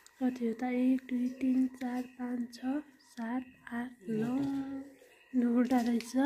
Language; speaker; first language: Nepali; non-native, local second language; Newari